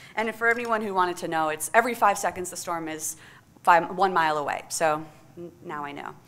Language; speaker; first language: English; native; English